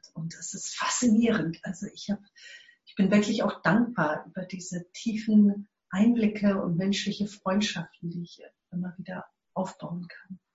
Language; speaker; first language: German; non-native, fluent; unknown